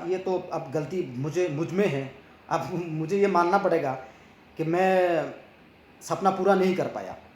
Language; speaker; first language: Hindi; non-native, local second language; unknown